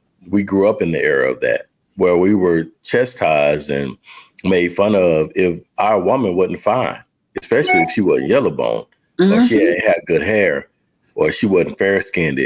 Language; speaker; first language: English; native; English